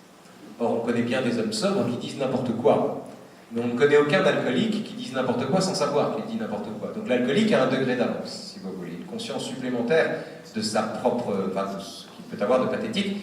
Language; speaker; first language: French; native; French